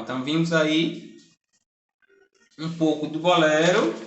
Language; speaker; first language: Portuguese; native; Portuguese